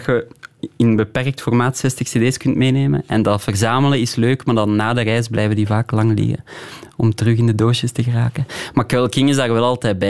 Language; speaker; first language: Dutch; native; Dutch